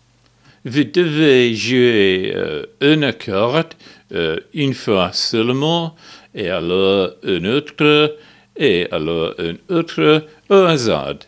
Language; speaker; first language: French; non-native, learner; English